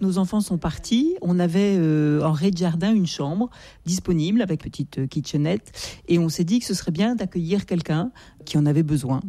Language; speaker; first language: French; native; French